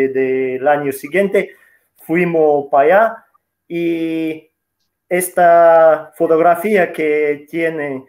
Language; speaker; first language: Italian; non-native, learner; Russian